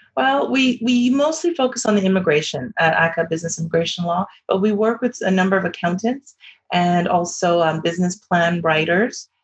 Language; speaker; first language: English; native; English